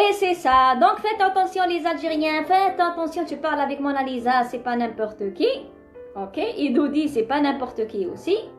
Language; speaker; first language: French; non-native, local second language; Arabic